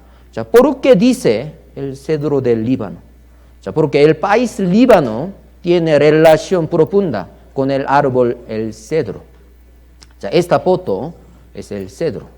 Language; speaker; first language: Spanish; non-native, learner; Korean